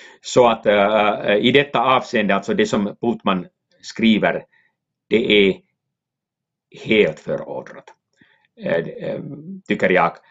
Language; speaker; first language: Swedish; non-native, local second language; Finnish